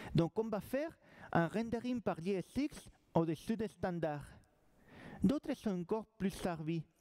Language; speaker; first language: French; non-native, fluent; Spanish